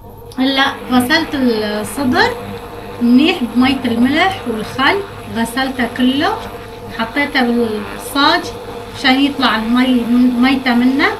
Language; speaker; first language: Arabic; non-native, local second language; Kurdish